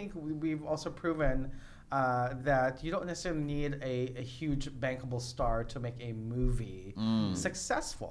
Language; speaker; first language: English; non-native, local second language; Filipino